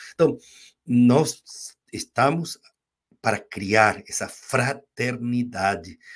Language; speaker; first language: Portuguese; non-native, fluent; Spanish